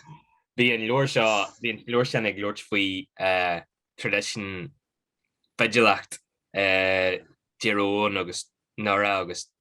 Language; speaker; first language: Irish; non-native, local second language; English